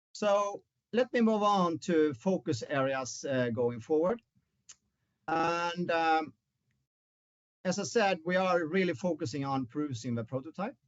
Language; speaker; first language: English; non-native, fluent; Swedish